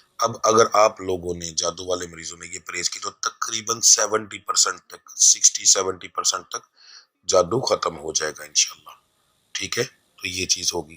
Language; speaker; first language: Urdu; non-native, local second language; Punjabi